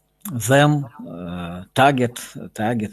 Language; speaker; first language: English; non-native, learner; Russian